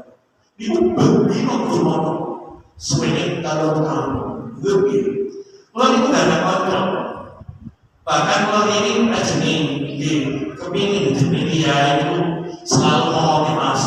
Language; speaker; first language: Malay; non-native, local second language; Javanese